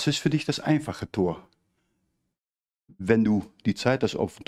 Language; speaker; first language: German; native; German